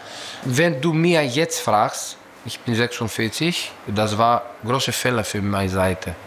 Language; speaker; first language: German; non-native, learner; Greek